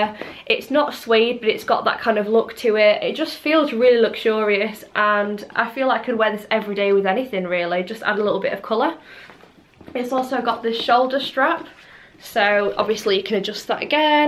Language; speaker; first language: English; native; English